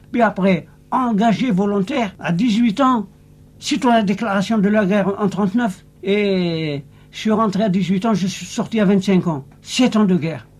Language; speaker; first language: French; non-native, local second language; Arabic